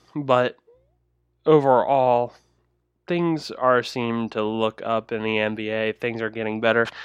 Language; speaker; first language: English; native; English